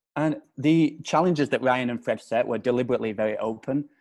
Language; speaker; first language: English; native; English